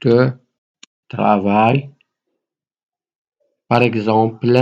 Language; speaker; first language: French; non-native, local second language; Arabic